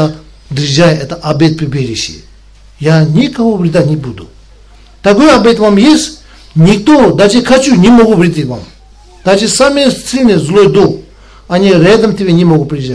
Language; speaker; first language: Russian; non-native, learner; Tibetan